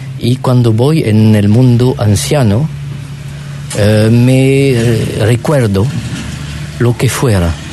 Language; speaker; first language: Spanish; non-native, learner; French